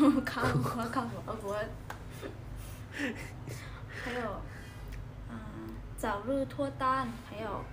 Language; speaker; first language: Chinese; non-native, learner; Vietnamese